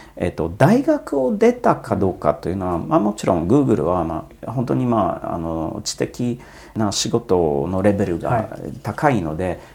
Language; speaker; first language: Japanese; non-native, fluent; Polish